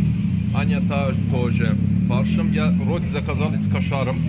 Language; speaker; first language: Russian; non-native, learner; Turkish